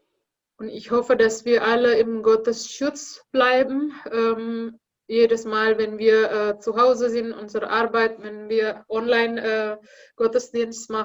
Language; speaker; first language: German; non-native, learner; Indonesian